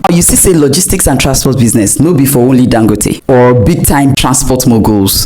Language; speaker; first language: Nigerian Pidgin; non-native, local second language; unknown